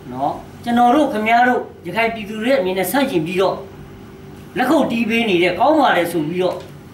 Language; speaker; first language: Burmese; non-native, local second language; S'gaw Karen